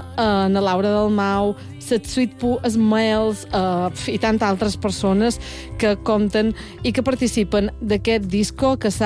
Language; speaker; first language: Catalan; native; Catalan